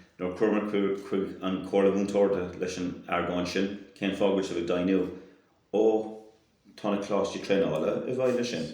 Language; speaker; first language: Irish; non-native, local second language; English